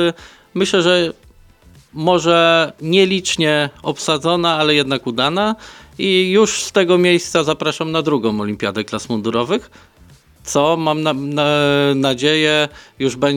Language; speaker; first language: Polish; native; Polish